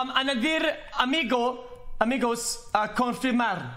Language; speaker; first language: Spanish; non-native, learner; French